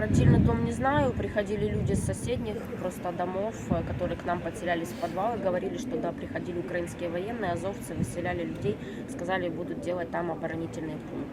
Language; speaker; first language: Russian; native; Russian